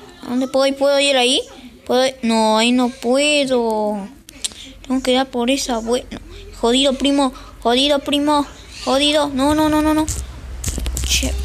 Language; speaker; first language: Spanish; native; Spanish